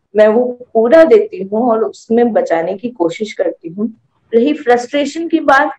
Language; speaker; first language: Hindi; native; Hindi